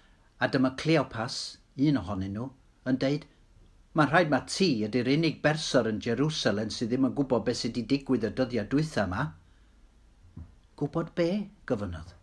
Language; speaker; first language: Welsh; native; Welsh